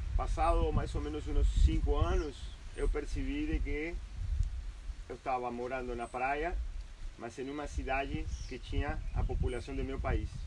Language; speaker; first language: Portuguese; non-native, fluent; Spanish